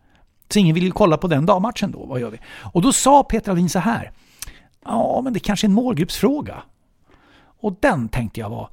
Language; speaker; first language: Swedish; native; Swedish